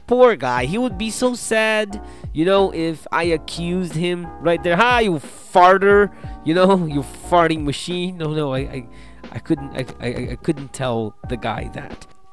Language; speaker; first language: English; non-native, fluent; Portuguese